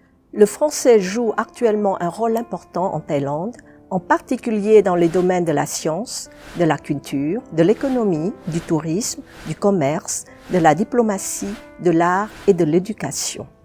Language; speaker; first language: French; non-native, fluent; Thai